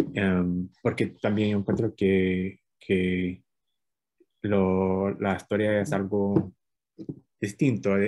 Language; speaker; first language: Spanish; non-native, fluent; English